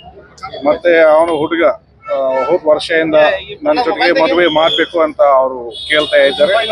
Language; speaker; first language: Kannada; non-native, local second language; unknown